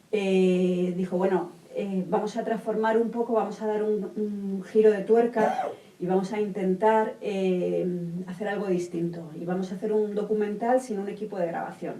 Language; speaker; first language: Spanish; native; Spanish